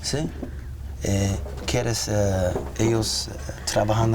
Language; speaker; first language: Spanish; non-native, learner; English